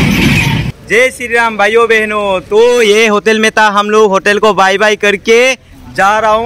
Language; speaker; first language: Hindi; non-native, local second language; Assamese